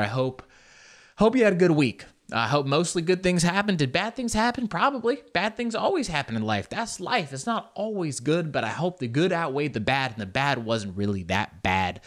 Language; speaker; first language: English; early bilingual, other home language; Spanish